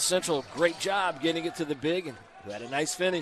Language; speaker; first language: English; native; English